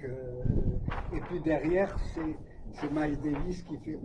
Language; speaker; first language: French; native; French